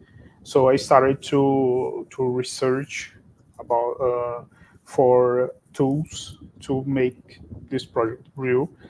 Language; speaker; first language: English; non-native, fluent; Portuguese